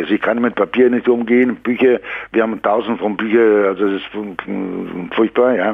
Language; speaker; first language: German; non-native, fluent; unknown